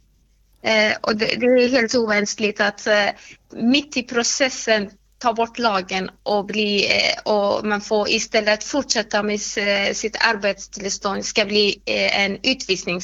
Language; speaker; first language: Swedish; non-native, fluent; Persian